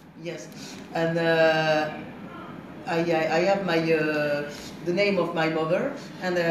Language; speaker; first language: English; non-native, learner; French